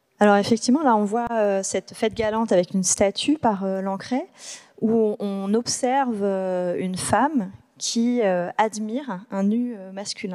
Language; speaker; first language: French; native; French